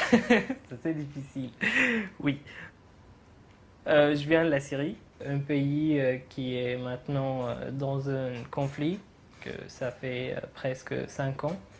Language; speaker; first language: French; non-native, fluent; Arabic